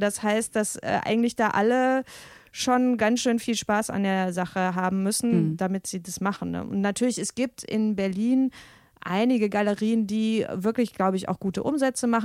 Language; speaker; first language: German; native; German